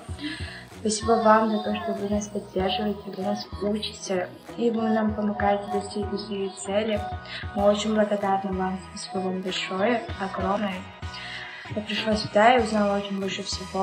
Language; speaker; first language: Russian; non-native, local second language; Uzbek